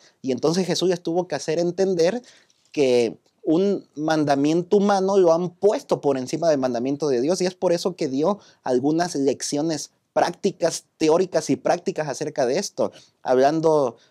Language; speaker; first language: Spanish; native; Spanish